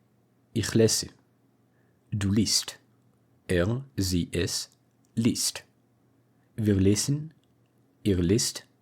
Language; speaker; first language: German; non-native, fluent; English